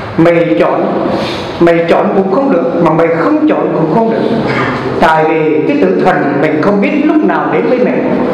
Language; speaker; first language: Vietnamese; native; Vietnamese